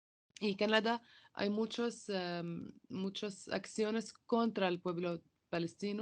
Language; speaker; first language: Spanish; non-native, local second language; Arabic